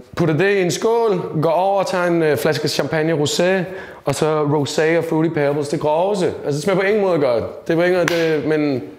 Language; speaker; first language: Danish; native; Danish